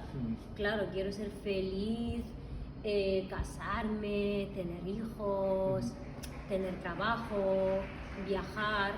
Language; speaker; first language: Spanish; non-native, fluent; Russian